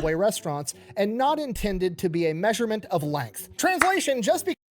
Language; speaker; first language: English; native; English